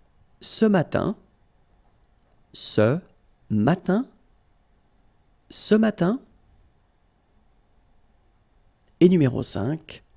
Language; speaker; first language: French; native; French